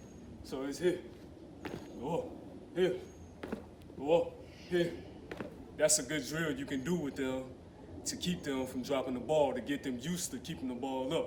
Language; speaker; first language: English; native; English